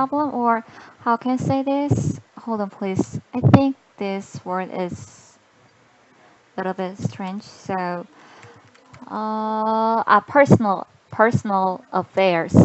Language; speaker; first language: English; non-native, learner; Korean